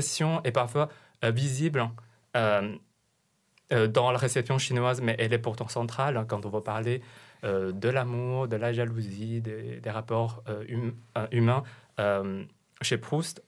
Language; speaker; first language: French; non-native, fluent; Chinese